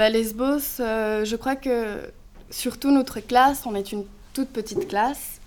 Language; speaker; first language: French; non-native, fluent; Greek